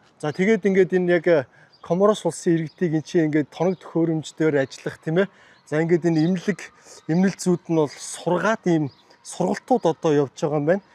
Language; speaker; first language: Mongolian; native; Mongolian